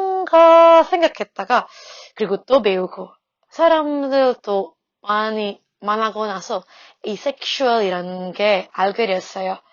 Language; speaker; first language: Korean; non-native, fluent; Indonesian